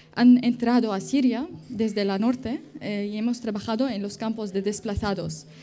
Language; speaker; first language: Spanish; non-native, fluent; Arabic